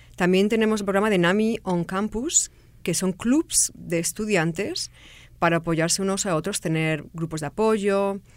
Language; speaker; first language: Spanish; native; Spanish